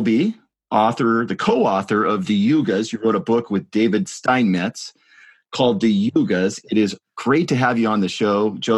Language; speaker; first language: English; native; English